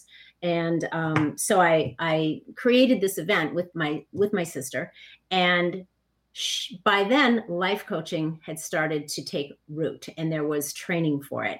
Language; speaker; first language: English; native; English